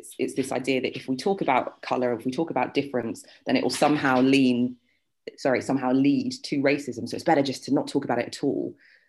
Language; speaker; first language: English; native; English